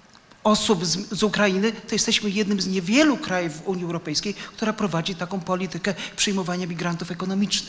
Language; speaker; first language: Polish; native; Polish